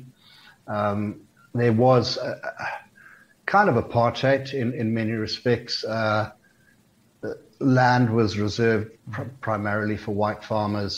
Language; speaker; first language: English; native; English